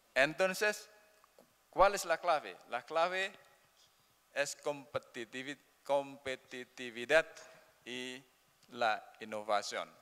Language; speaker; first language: Spanish; non-native, learner; Indonesian